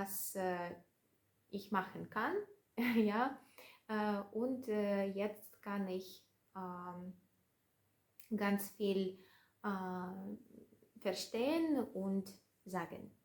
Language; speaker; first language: German; non-native, learner; Russian